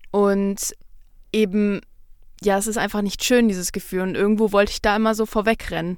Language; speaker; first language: German; early bilingual, other home language; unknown